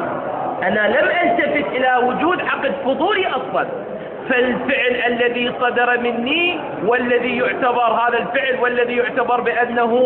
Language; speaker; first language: Arabic; native; Arabic